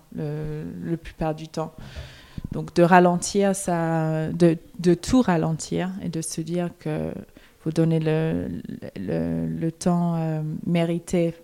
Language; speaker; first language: French; non-native, fluent; English